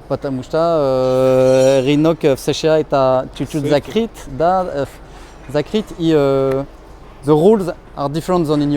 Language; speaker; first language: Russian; non-native, learner; French